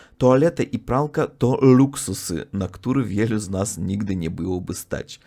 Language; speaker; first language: Polish; non-native, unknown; Russian